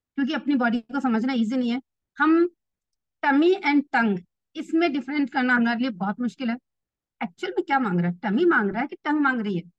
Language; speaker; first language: Hindi; native; Hindi